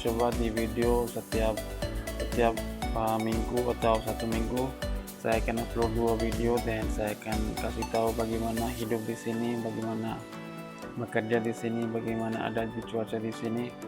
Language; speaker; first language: Indonesian; non-native, learner; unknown